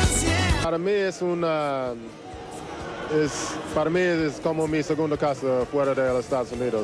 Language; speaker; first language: Spanish; non-native, fluent; English